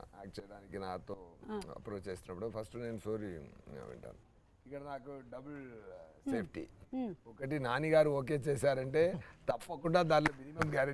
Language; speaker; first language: Telugu; non-native, learner; Tamil